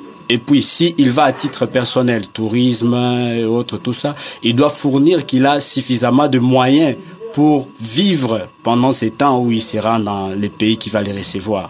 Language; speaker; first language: French; non-native, local second language; Lingala